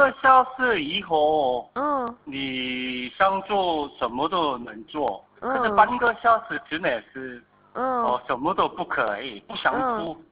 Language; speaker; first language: Chinese; non-native, fluent; Korean